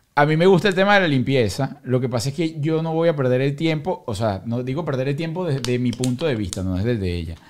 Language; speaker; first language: Spanish; native; Spanish